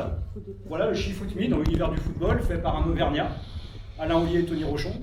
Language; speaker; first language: French; native; French